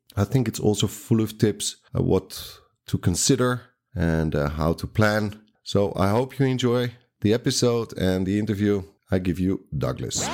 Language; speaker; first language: English; non-native, fluent; Dutch